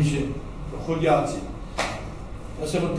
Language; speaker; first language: Czech; non-native, learner; French